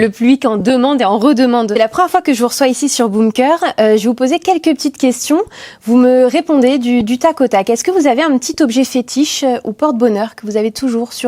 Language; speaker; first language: French; native; French